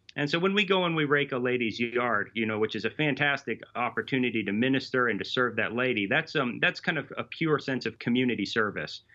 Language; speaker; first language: English; native; English